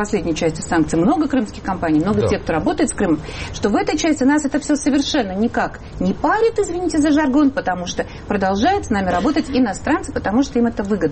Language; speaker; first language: Russian; native; Russian